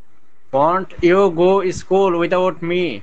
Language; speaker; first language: English; non-native, learner; Bangla